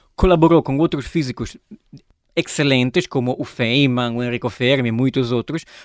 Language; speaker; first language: Portuguese; non-native, fluent; Italian